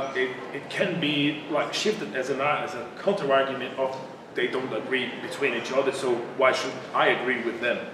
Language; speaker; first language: English; non-native, fluent; Portuguese